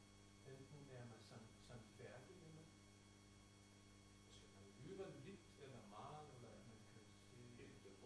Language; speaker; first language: Danish; non-native, fluent; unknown